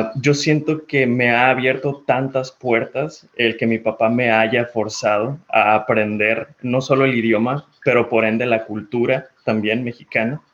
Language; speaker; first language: Spanish; early bilingual, heritage; Spanish